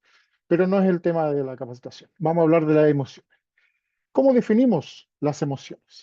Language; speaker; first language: Spanish; native; Spanish